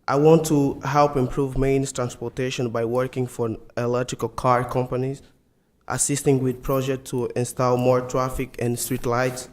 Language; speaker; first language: English; non-native, fluent; Portuguese